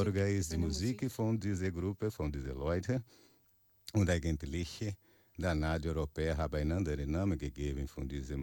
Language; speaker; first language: German; non-native, learner; Portuguese